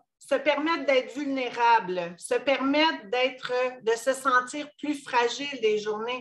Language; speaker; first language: French; native; French